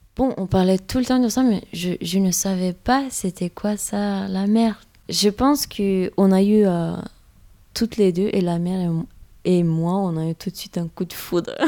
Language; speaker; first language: French; non-native, fluent; Romanian